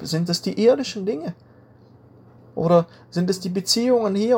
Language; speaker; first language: German; native; German